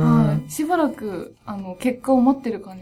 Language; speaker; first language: Japanese; native; Japanese